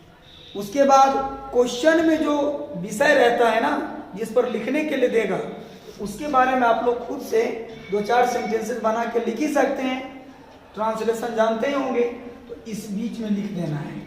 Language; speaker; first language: Hindi; native; Hindi